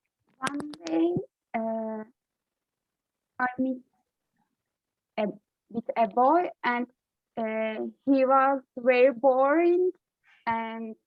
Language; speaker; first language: English; non-native, learner; Turkish